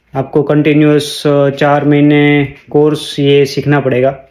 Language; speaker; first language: Hindi; non-native, local second language; Gujarati